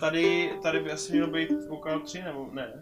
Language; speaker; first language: Czech; native; Czech